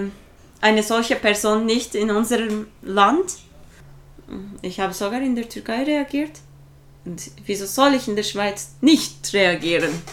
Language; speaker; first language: German; non-native, fluent; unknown